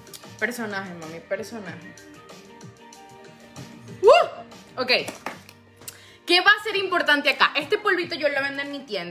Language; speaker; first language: Spanish; native; Spanish